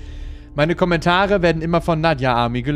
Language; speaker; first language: German; native; German